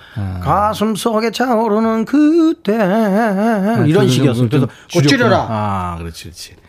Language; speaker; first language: Korean; native; Korean